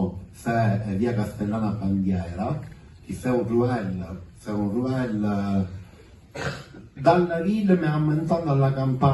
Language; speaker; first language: French; non-native, fluent; Italian